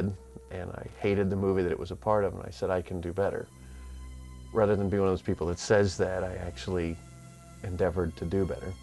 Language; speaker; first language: English; native; English